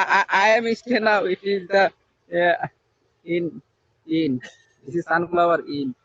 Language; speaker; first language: English; non-native, learner; Bangla